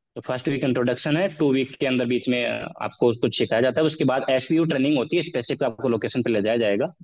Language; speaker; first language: Hindi; native; Hindi